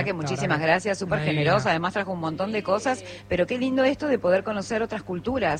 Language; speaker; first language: Spanish; native; Spanish